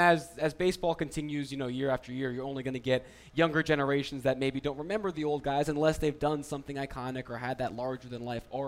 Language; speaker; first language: English; native; English